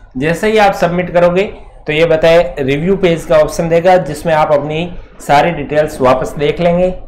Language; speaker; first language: Hindi; native; Hindi